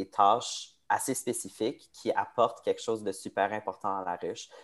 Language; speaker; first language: French; native; French